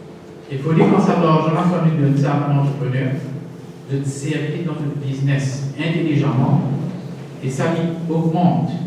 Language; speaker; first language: French; non-native, local second language; Morisyen